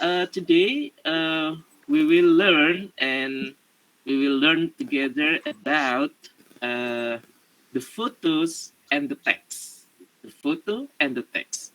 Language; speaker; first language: English; non-native, learner; Indonesian